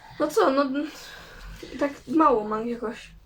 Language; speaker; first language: Polish; native; Polish